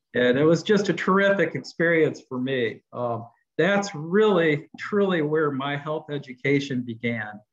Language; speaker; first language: English; native; English